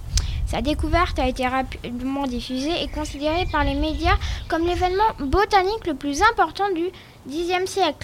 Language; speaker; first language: French; native; French